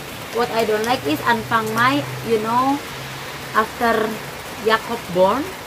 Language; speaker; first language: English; non-native, learner; Indonesian